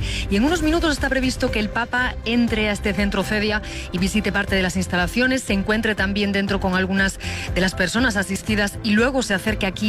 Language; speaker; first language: Spanish; native; Spanish